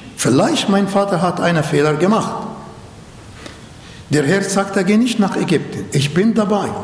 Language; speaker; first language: German; non-native, learner; Arabic